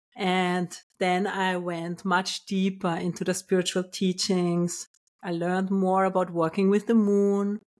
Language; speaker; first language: English; non-native, fluent; German